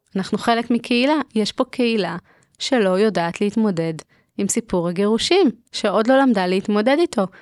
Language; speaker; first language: Hebrew; native; Hebrew